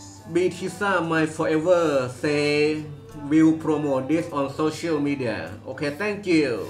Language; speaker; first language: English; non-native, learner; Thai